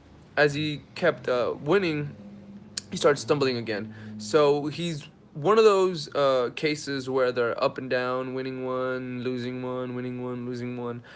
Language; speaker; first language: English; native; English